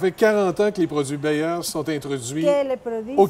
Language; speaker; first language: French; native; French